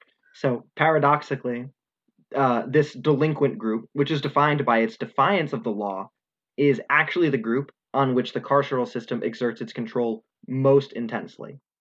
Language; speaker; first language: English; native; English